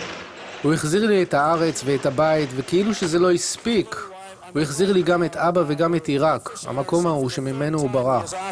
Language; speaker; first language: Hebrew; native; Hebrew